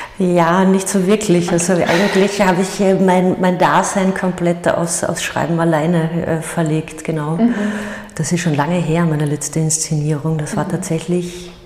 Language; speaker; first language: German; native; German